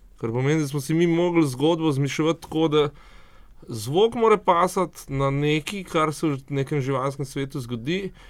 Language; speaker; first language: Slovenian; native; Slovenian